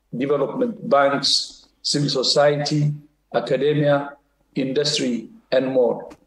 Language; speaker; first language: English; non-native, fluent; Tigrinya